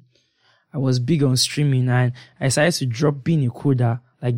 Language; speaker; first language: English; non-native, local second language; Yoruba